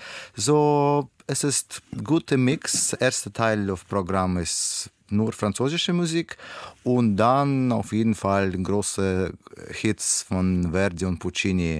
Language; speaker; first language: German; non-native, learner; Russian